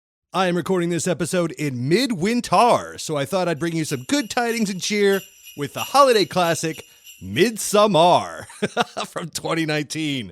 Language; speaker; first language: English; native; English